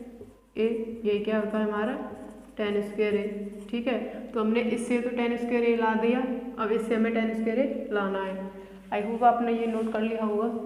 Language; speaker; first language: Hindi; native; Hindi